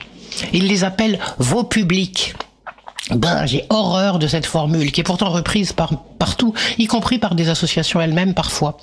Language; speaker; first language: French; native; French